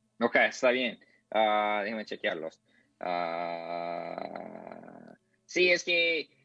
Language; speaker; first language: Spanish; non-native, learner; English